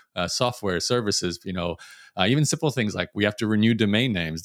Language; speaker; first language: English; native; English